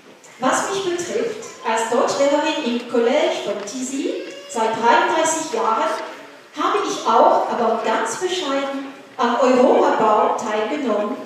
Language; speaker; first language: German; non-native, fluent; French